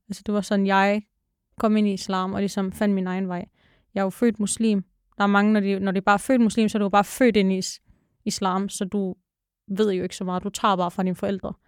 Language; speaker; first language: Danish; early bilingual, other home language; Arabic